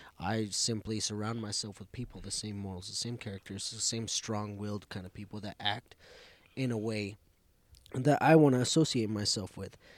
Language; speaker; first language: English; early bilingual, other home language; Spanish